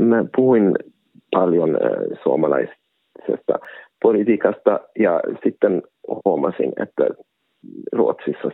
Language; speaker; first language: Finnish; non-native, local second language; Swedish